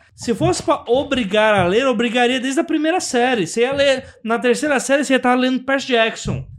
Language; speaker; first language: Portuguese; native; Portuguese